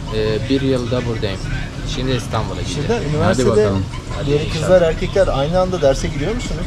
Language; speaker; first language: Turkish; non-native, fluent; Kurdish